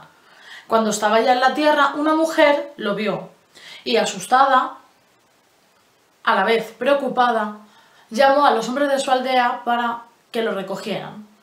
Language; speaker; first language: Spanish; native; Spanish